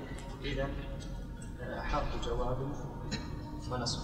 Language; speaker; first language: Arabic; native; Arabic